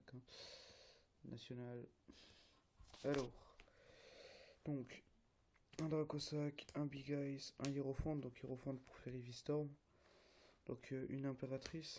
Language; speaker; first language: French; native; French